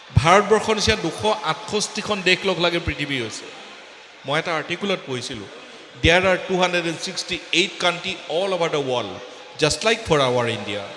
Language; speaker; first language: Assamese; native; Assamese